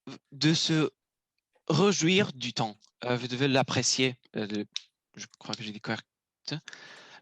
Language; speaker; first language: French; non-native, learner; Romanian